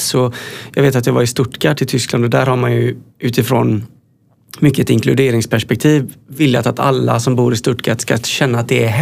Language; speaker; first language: Swedish; native; Swedish